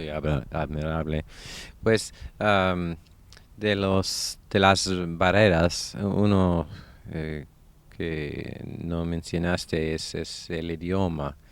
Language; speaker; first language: Spanish; non-native, learner; English